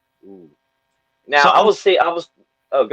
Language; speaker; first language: English; native; English